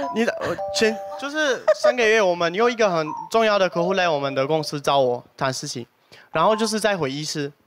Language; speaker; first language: Chinese; non-native, fluent; Arabic